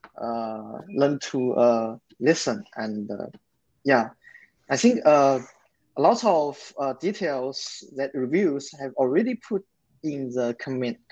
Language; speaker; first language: English; non-native, learner; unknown